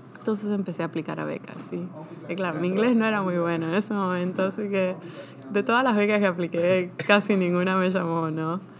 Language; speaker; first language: Spanish; native; Spanish